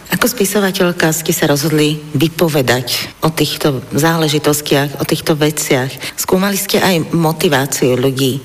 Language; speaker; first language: Slovak; native; Slovak